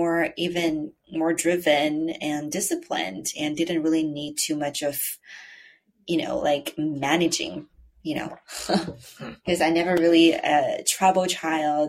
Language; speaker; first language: English; non-native, fluent; Chinese